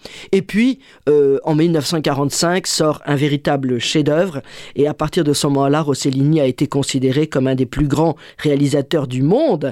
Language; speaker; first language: French; native; French